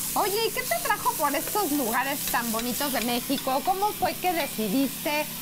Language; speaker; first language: Spanish; native; Spanish